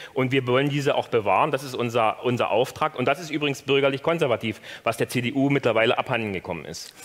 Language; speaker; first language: German; native; German